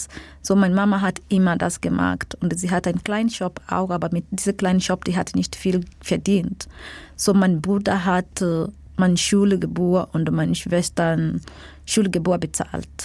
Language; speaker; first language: German; non-native, learner; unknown